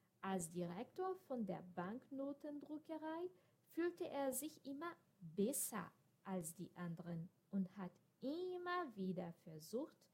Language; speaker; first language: German; non-native, fluent; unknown